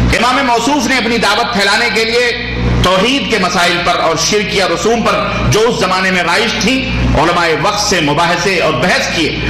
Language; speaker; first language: Urdu; native; Urdu